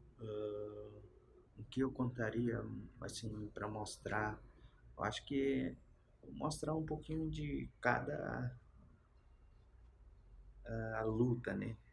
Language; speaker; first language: Portuguese; non-native, local second language; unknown